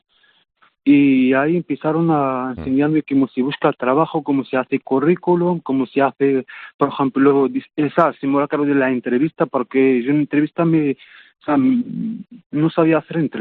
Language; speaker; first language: Spanish; non-native, fluent; Arabic